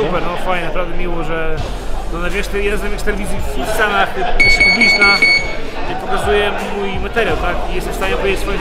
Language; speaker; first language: Polish; early bilingual, other home language; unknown